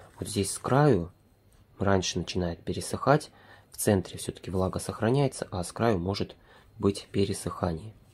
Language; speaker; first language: Russian; native; Russian